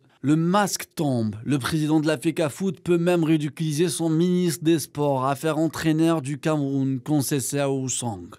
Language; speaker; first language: French; non-native, local second language; Arabic